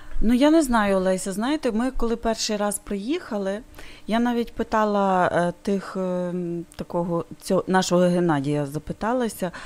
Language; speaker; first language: Ukrainian; native; Ukrainian